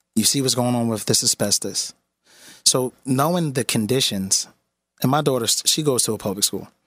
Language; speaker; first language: English; native; English